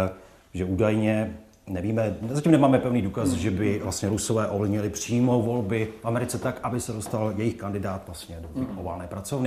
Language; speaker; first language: Czech; native; Czech